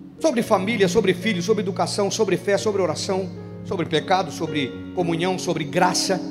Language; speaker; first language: Portuguese; native; Portuguese